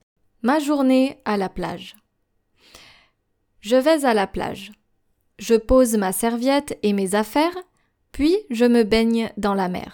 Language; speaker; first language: French; non-native, fluent; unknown